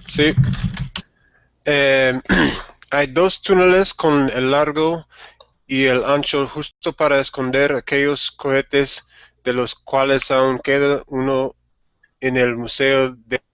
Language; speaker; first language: Spanish; non-native, learner; English